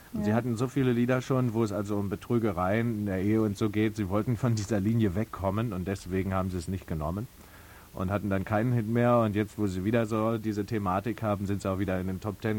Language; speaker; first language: German; native; German